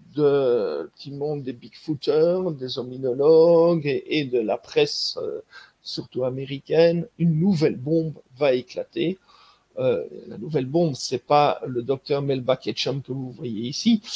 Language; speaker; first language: French; native; French